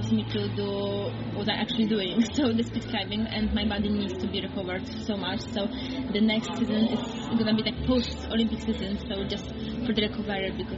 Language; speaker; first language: English; non-native, fluent; Polish